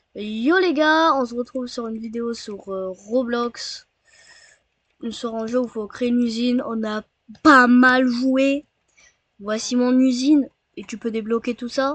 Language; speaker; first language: French; native; French